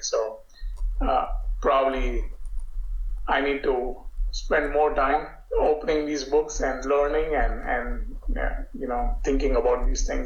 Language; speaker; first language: English; non-native, local second language; Gujarati